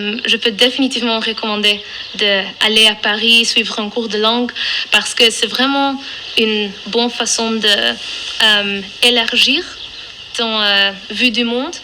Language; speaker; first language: French; non-native, fluent; Dutch